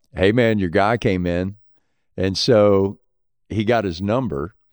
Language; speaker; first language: English; native; English